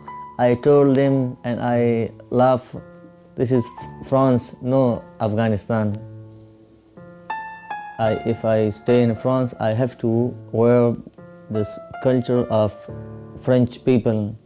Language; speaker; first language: English; non-native, learner; Pashto